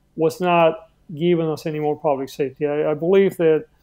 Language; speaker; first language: English; early bilingual, other home language; Spanish